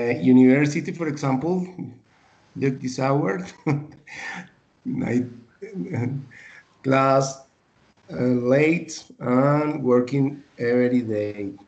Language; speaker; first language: English; non-native, learner; Spanish